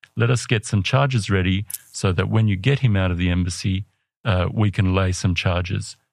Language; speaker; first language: English; native; English